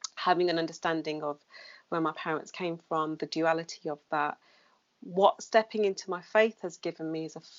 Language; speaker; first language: English; native; English